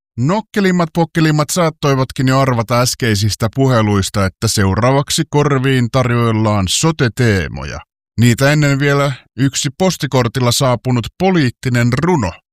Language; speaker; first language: Finnish; native; Finnish